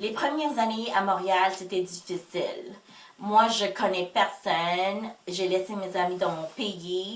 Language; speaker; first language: French; early bilingual, other home language; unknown